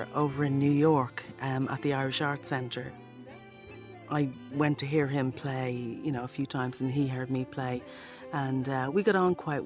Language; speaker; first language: English; native; English